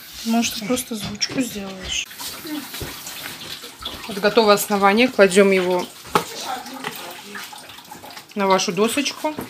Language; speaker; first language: Russian; non-native, local second language; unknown